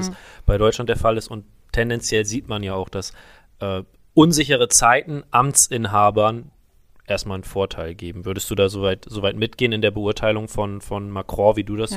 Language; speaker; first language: German; native; German